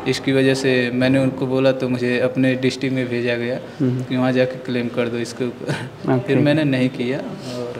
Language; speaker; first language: Hindi; native; Hindi